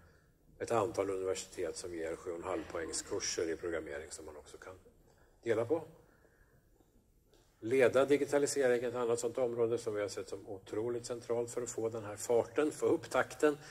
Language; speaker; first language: Swedish; native; Swedish